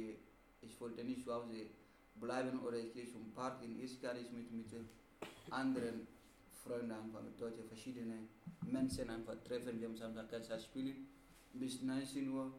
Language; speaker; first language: German; non-native, learner; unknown